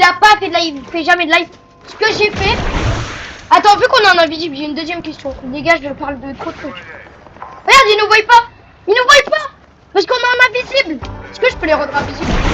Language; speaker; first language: French; native; French